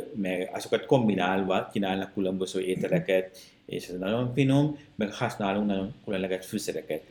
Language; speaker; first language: Hungarian; non-native, fluent; Sinhala